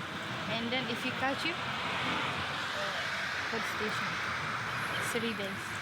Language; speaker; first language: English; non-native, learner; Amharic